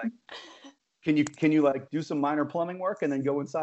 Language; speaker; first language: English; native; English